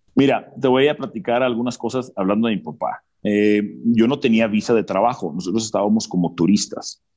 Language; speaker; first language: Spanish; early bilingual, other home language; English